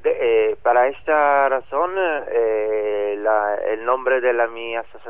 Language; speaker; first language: Spanish; non-native, learner; Italian